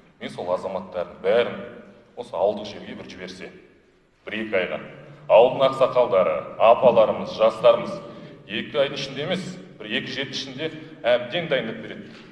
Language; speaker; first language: Kazakh; non-native, local second language; Russian